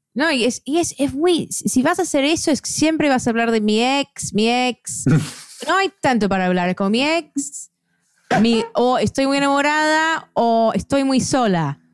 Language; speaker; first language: Spanish; non-native, fluent; English